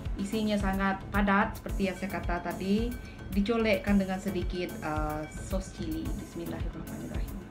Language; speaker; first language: Malay; native; Malay